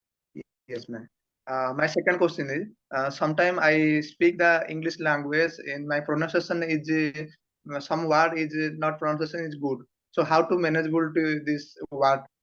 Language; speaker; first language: English; non-native, learner; Odia